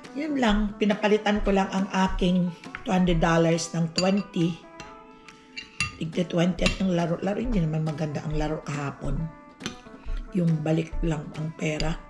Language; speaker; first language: Filipino; native; Filipino